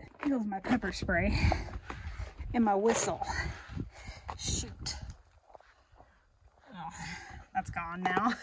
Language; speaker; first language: English; native; English